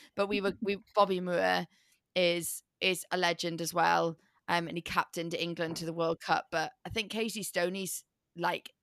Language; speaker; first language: English; native; English